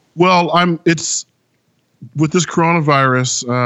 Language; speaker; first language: English; native; English